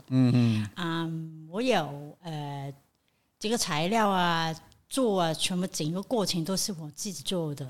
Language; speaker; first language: Chinese; non-native, fluent; Cantonese